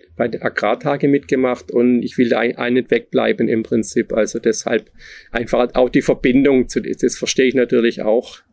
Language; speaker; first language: German; native; German